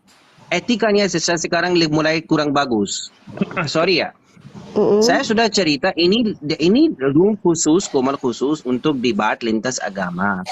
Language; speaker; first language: Indonesian; non-native, learner; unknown